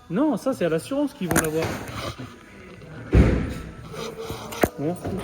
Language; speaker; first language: French; native; French